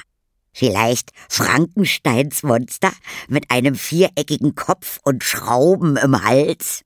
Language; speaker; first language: German; native; German